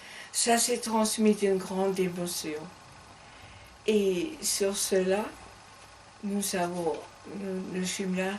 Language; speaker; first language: French; non-native, learner; German